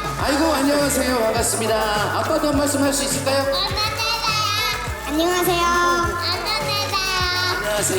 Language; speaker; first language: Korean; native; Korean